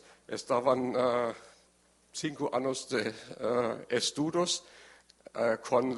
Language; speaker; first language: Portuguese; non-native, learner; German